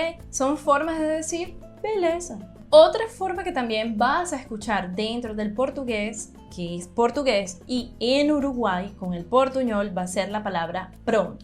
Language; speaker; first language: Spanish; non-native, fluent; Portuguese